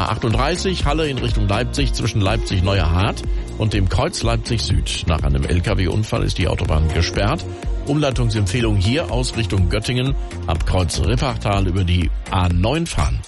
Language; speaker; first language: German; native; German